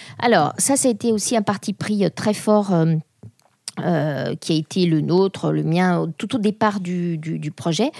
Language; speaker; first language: French; native; French